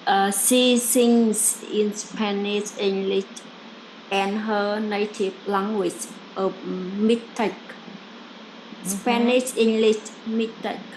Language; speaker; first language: English; non-native, learner; Vietnamese